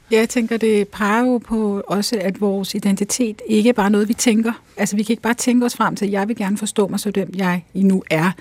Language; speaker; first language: Danish; early bilingual, other home language; Urdu